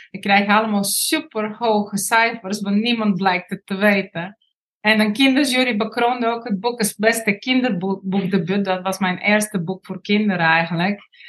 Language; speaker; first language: Dutch; non-native, fluent; Bulgarian